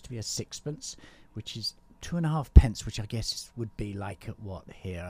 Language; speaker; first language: English; native; English